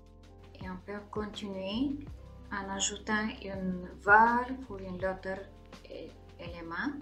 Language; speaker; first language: French; non-native, fluent; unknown